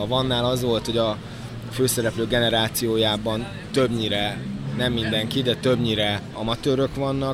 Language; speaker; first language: Hungarian; native; Hungarian